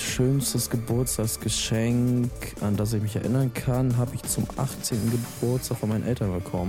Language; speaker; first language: German; native; German